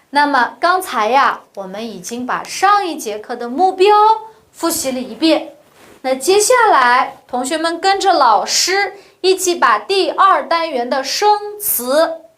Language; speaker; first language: Chinese; non-native, local second language; Uyghur